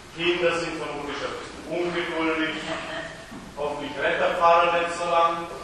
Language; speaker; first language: German; native; German